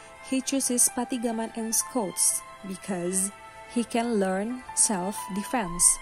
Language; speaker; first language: English; non-native, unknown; Indonesian